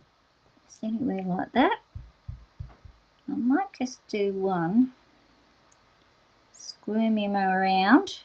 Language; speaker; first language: English; native; English